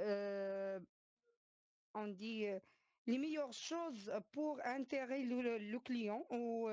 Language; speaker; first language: French; non-native, learner; Arabic